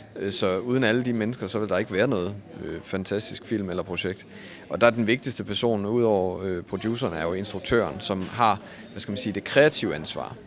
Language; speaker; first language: Danish; native; Danish